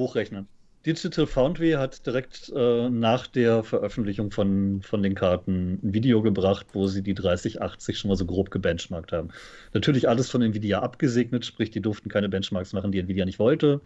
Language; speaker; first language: German; native; German